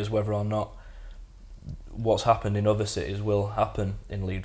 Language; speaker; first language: English; native; English